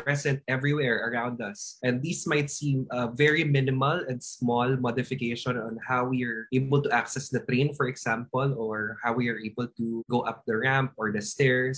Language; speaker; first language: English; non-native, local second language; Hiligaynon